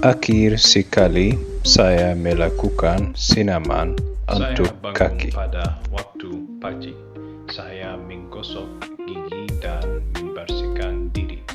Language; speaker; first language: Indonesian; non-native, learner; Arabic